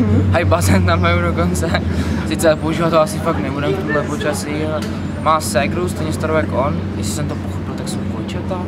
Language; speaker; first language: Czech; native; Czech